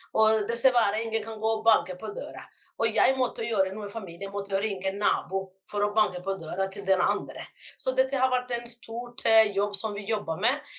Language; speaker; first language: Norwegian; non-native, fluent; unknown